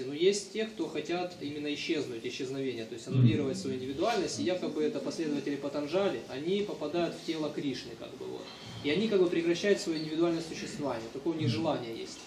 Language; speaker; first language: Russian; native; Russian